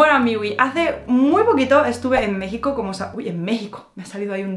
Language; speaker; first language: Spanish; native; Spanish